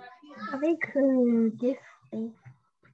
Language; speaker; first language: French; non-native, learner; Russian